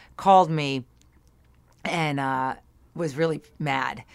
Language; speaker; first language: English; native; English